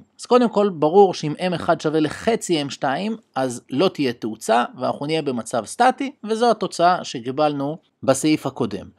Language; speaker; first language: Hebrew; native; Hebrew